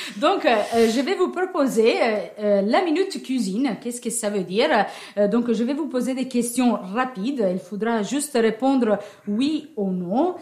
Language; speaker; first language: French; non-native, fluent; Italian